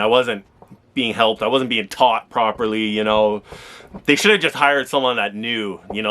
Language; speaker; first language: English; native; English